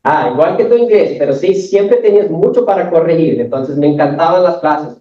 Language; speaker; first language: Spanish; non-native, fluent; English